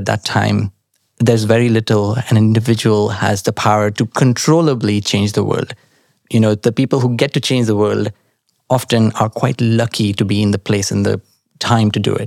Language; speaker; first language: English; non-native, local second language; Marathi